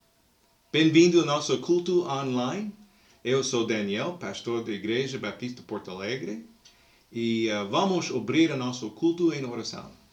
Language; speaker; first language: Portuguese; non-native, fluent; English